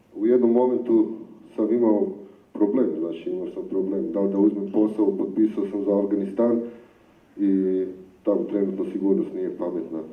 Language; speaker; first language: Croatian; native; Croatian